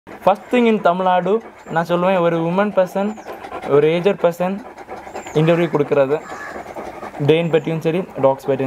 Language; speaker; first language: Tamil; native; Tamil